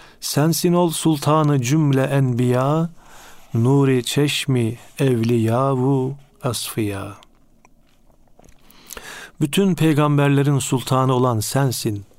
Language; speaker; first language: Turkish; native; Turkish